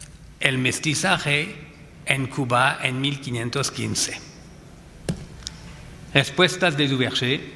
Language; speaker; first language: Spanish; non-native, fluent; French